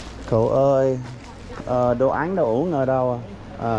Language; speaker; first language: Vietnamese; non-native, learner; English